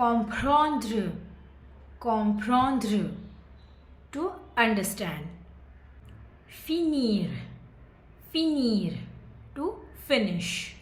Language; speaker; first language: English; non-native, fluent; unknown